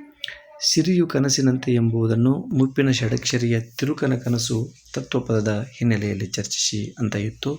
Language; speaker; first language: Kannada; native; Kannada